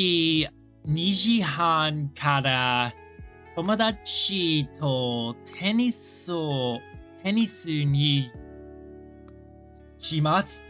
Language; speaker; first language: Japanese; non-native, learner; English